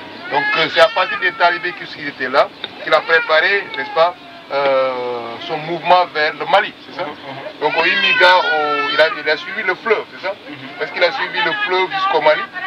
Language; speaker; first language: French; non-native, local second language; Wolof